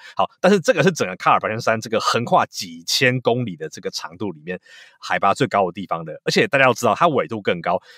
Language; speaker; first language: Chinese; native; Chinese